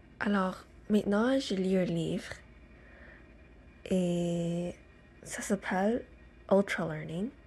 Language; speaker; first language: French; non-native, learner; English